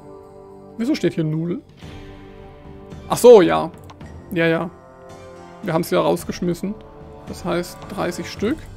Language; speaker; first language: German; native; German